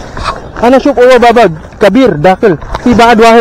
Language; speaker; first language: Arabic; non-native, learner; Filipino